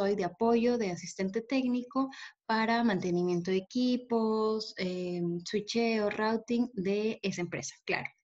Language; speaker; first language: Spanish; native; Spanish